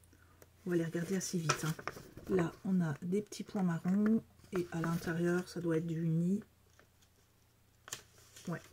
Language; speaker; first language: French; native; French